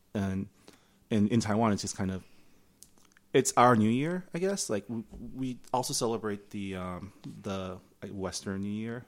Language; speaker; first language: English; early bilingual, other home language; Chinese